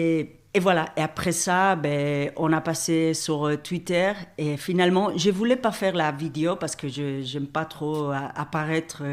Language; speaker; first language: French; non-native, fluent; Spanish